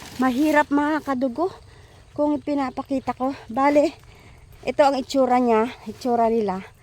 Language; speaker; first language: Filipino; non-native, local second language; Iloko